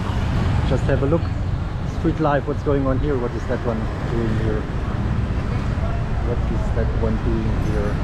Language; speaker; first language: English; non-native, fluent; German